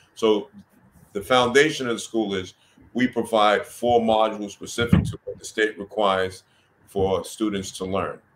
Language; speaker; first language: English; native; English